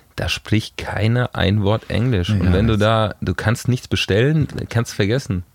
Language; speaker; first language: German; native; German